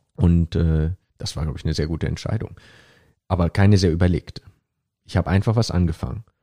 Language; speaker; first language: German; native; German